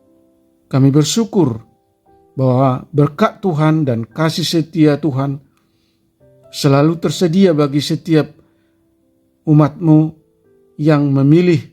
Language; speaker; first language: Indonesian; native; Indonesian